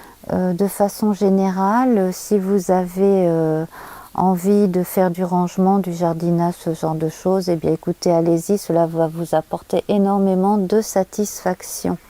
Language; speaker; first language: French; native; French